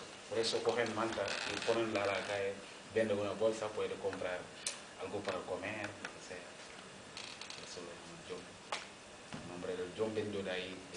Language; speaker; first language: Spanish; non-native, learner; Wolof